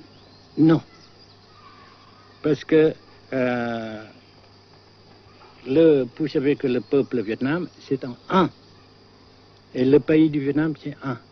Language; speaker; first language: French; non-native, fluent; Vietnamese